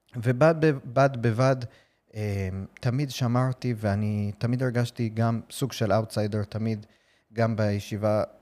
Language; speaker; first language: Hebrew; non-native, fluent; English